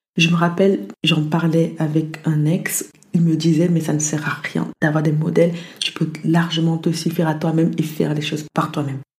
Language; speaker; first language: French; early bilingual, other home language; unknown